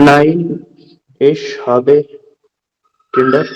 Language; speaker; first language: German; non-native, learner; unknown